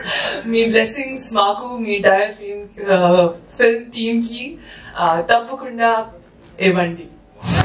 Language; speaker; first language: Telugu; non-native, learner; Hindi